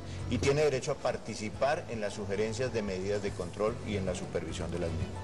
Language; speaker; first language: Spanish; native; Spanish